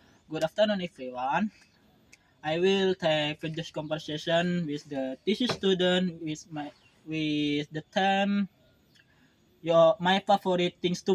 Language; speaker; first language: English; non-native, learner; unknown